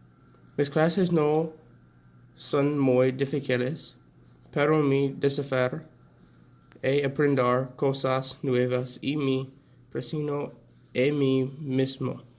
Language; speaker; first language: Spanish; non-native, learner; English